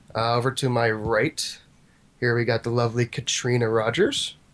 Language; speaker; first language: English; native; English